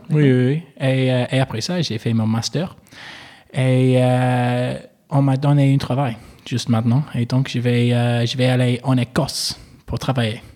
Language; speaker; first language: French; non-native, fluent; English